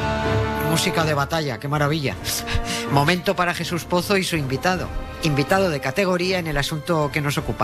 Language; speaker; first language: Spanish; native; Spanish